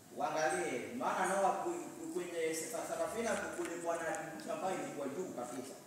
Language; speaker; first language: Swahili; non-native, local second language; Luo (Kenya and Tanzania)